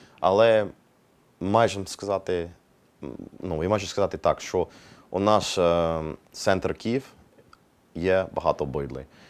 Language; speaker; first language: Ukrainian; non-native, learner; English